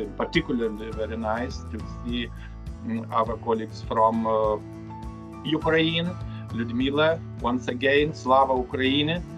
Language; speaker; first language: English; non-native, fluent; Lithuanian